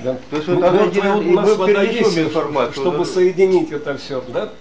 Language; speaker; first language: Russian; native; Russian